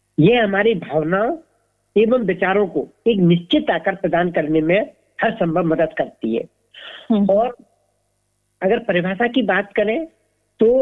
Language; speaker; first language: Hindi; native; Hindi